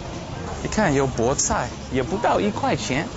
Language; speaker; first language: Chinese; non-native, fluent; English